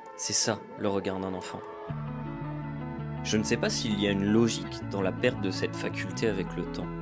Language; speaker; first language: French; native; French